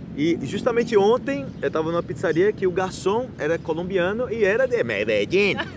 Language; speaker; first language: Portuguese; native; Portuguese